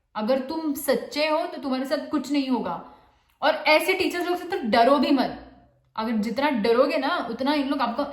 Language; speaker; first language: Hindi; non-native, local second language; Marathi